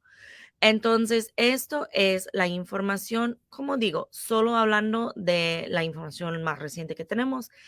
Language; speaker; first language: Spanish; non-native, fluent; English